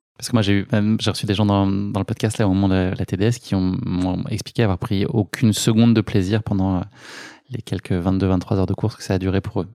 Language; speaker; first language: French; native; French